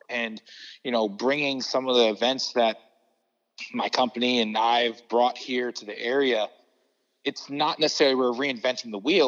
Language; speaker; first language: English; native; English